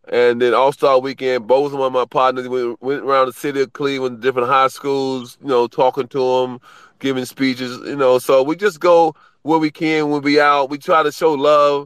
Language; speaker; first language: English; native; English